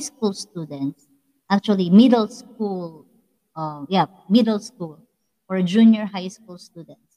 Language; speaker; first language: English; non-native, local second language; Waray